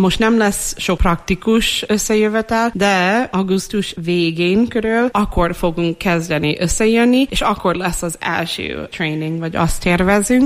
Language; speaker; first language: Hungarian; non-native, fluent; English